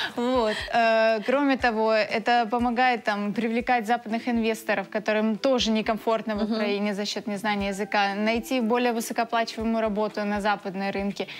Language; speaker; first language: Russian; native; Russian